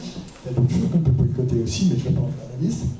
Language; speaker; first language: French; native; French